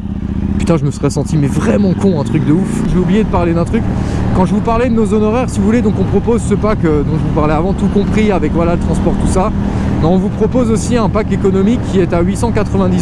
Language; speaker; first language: French; native; French